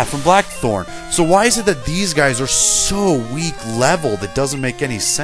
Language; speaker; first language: English; native; English